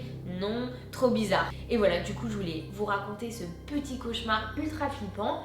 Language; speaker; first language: French; native; French